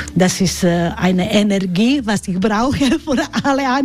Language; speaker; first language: German; non-native, learner; Croatian